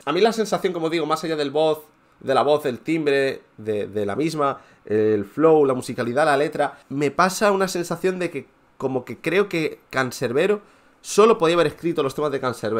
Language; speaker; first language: Spanish; native; Spanish